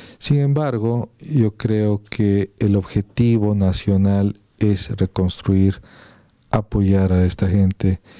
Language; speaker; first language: Spanish; native; Spanish